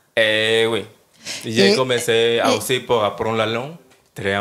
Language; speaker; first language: French; non-native, learner; Spanish